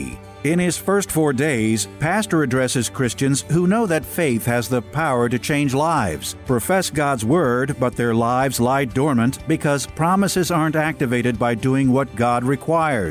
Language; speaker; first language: English; native; English